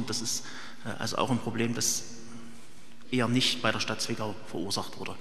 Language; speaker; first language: German; native; German